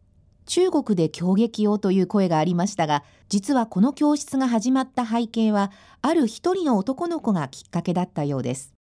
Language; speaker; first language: Japanese; native; Japanese